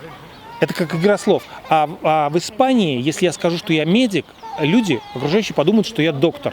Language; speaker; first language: Russian; native; Russian